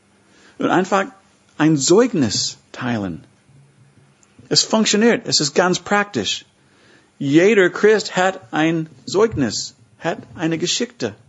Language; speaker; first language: German; non-native, fluent; English